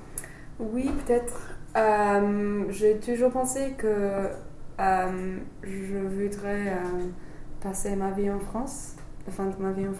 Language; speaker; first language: French; non-native, fluent; English